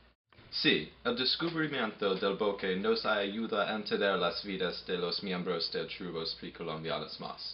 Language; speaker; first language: Spanish; non-native, learner; English